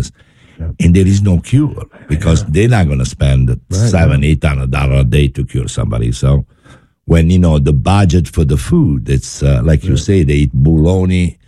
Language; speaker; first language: English; non-native, learner; Italian